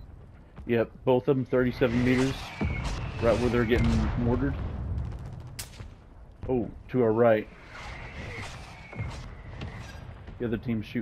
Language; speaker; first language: English; native; English